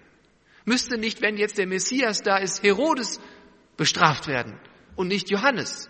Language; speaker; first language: German; native; German